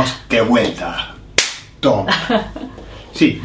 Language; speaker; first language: Spanish; non-native, fluent; English